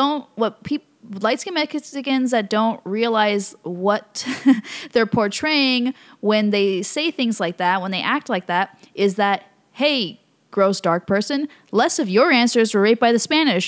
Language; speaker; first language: English; early bilingual, other home language; Spanish